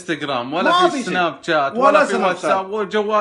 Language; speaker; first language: Arabic; native; Arabic